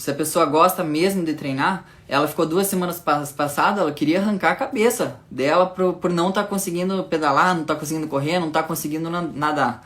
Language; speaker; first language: Portuguese; native; Portuguese